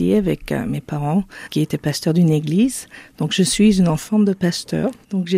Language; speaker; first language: French; native; French